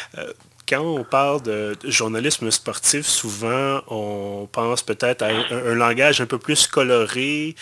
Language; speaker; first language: French; native; French